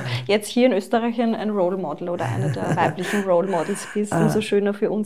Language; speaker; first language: German; native; German